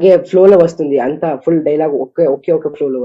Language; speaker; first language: Telugu; non-native, learner; Kannada